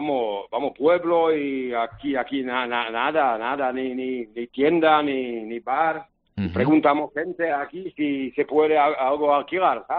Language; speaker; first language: Spanish; non-native, learner; Czech